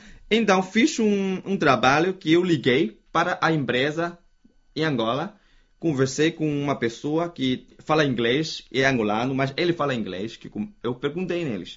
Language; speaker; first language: Portuguese; non-native, fluent; Chinese